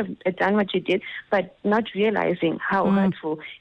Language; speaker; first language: English; non-native, local second language; Xhosa